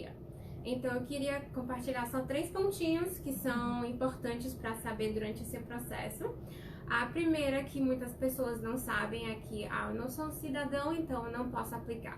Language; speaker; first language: Portuguese; non-native, fluent; Spanish